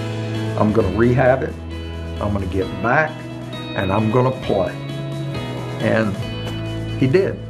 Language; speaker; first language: English; native; English